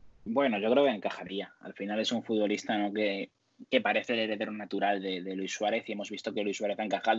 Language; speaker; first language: Spanish; native; Spanish